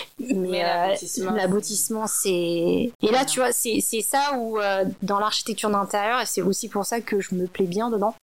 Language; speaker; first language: French; early bilingual, other home language; Min Nan Chinese